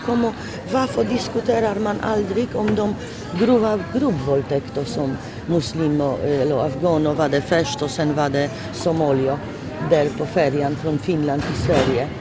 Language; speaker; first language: Swedish; non-native, fluent; Polish